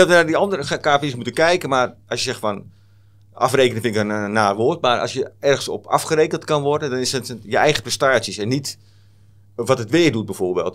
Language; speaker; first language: Dutch; native; Dutch